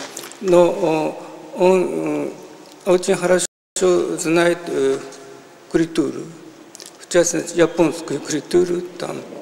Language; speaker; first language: Russian; non-native, fluent; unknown